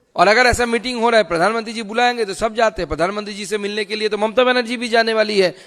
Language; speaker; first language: Hindi; non-native, local second language; Bangla